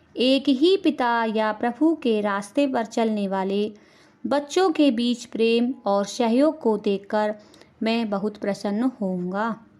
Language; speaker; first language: Hindi; native; Hindi